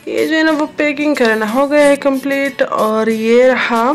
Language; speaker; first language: Hindi; non-native, local second language; Assamese